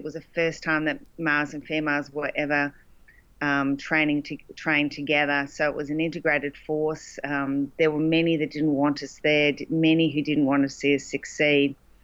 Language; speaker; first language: English; native; English